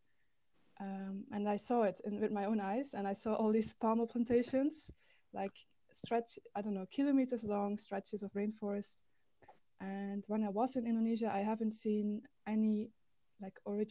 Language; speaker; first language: English; non-native, fluent; Dutch